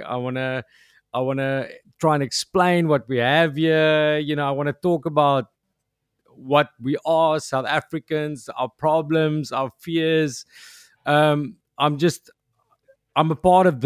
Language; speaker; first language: English; non-native, local second language; Afrikaans